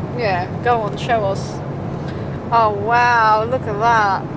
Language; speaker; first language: English; native; English